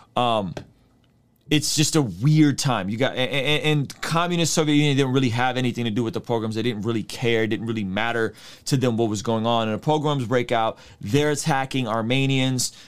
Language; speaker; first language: English; early bilingual, other home language; Russian